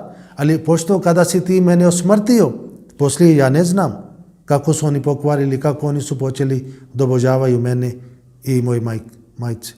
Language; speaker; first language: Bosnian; non-native, learner; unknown